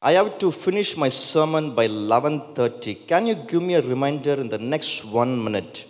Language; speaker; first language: English; non-native, local second language; Tamil